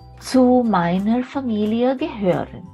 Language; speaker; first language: German; non-native, fluent; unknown